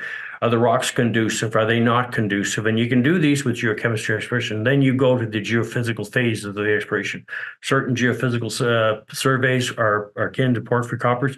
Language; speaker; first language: English; native; English